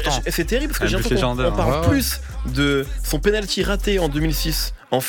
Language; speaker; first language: French; native; French